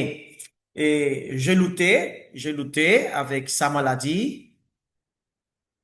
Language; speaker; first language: French; non-native, learner; Spanish